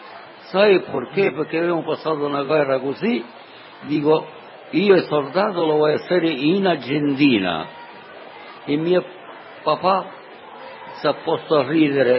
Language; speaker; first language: Italian; non-native, learner; Sicilian